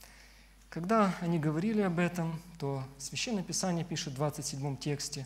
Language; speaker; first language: Russian; native; Russian